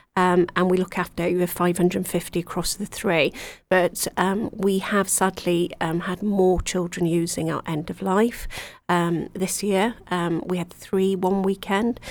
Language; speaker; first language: English; native; English